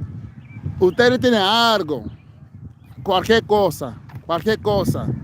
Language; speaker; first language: Spanish; non-native, fluent; English